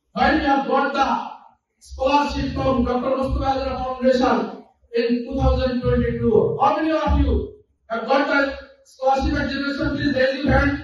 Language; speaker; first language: English; non-native, local second language; Bangla